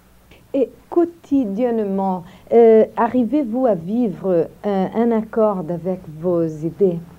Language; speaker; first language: French; non-native, fluent; Portuguese